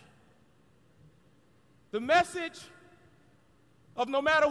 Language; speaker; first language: English; native; English